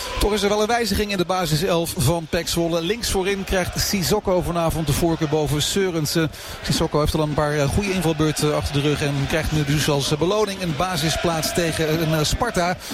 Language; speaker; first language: Dutch; native; Dutch